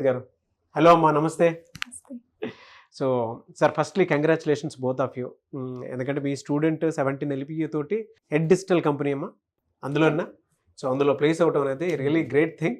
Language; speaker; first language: Telugu; native; Telugu